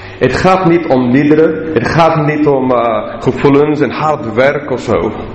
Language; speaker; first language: Dutch; non-native, learner; English